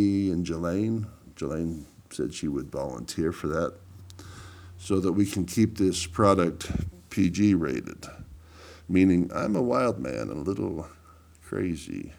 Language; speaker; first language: English; native; English